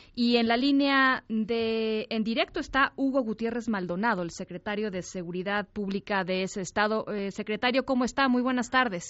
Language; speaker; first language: Spanish; native; Spanish